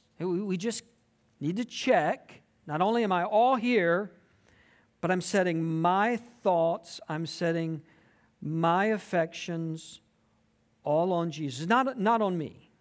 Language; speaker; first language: English; native; English